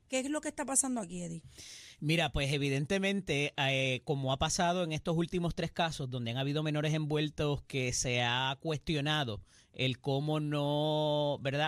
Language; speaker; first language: Spanish; native; Spanish